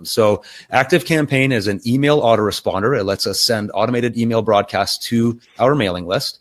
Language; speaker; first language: English; native; English